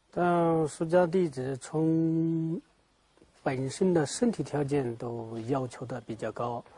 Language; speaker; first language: Chinese; native; Chinese